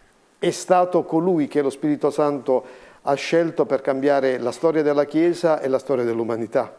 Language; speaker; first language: Italian; native; Italian